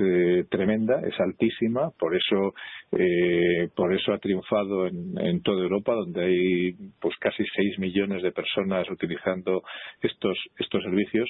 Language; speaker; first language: Spanish; native; Spanish